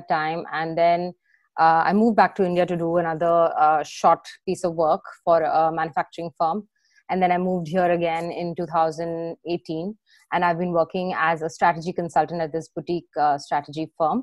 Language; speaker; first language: English; non-native, local second language; Hindi